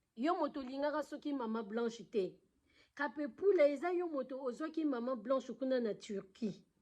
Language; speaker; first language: Lingala; non-native, local second language; Kongo